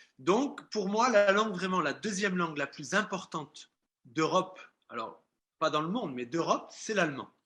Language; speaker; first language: French; native; French